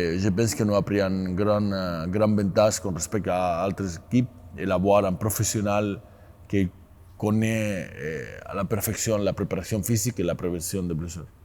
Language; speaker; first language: French; non-native, fluent; Spanish